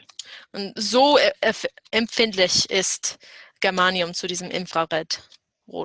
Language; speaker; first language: German; non-native, fluent; English